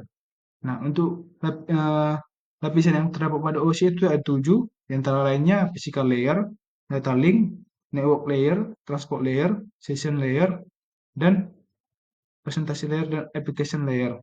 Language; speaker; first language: Indonesian; native; Indonesian